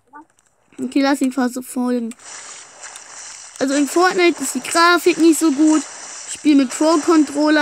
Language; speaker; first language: German; native; German